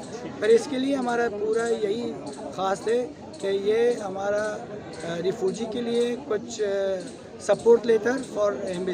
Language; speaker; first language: Hindi; non-native, fluent; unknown